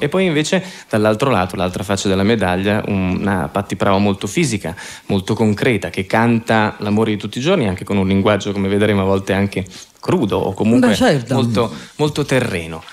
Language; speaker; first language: Italian; native; Italian